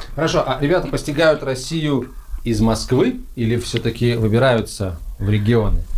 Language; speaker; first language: Russian; native; Russian